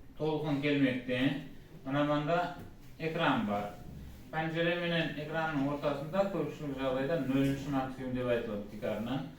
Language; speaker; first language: Uzbek; non-native, local second language; Kara-Kalpak